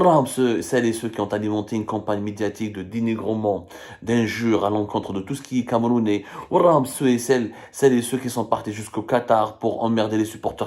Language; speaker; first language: French; non-native, local second language; Arabic